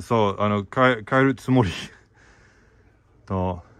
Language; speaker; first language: Japanese; non-native, learner; English